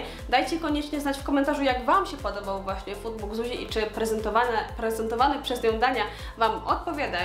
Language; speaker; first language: Polish; native; Polish